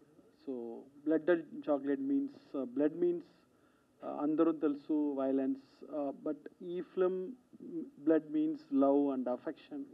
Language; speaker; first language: Telugu; non-native, learner; Tamil